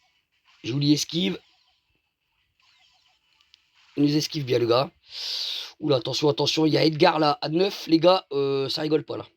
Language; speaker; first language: French; native; French